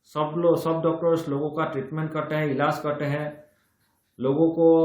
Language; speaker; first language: Hindi; non-native, local second language; Assamese